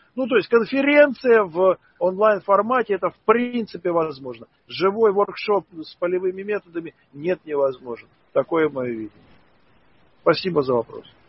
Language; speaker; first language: Russian; native; Russian